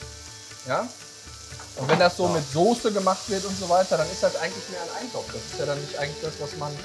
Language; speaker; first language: German; native; German